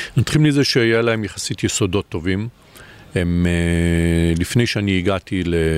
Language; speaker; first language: Hebrew; native; Hebrew